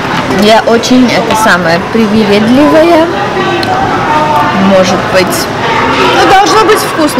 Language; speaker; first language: Russian; non-native, fluent; Armenian